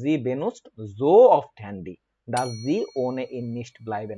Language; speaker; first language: German; non-native, fluent; Bangla